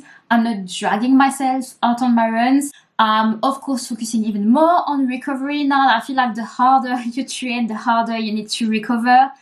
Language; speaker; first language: English; native; English